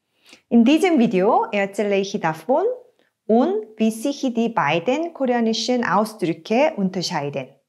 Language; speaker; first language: German; non-native, fluent; Korean